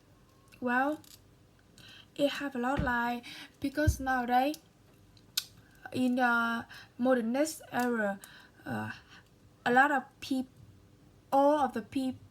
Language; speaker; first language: English; non-native, learner; Vietnamese